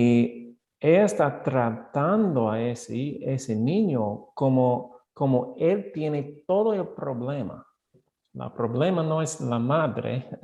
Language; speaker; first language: Spanish; non-native, fluent; English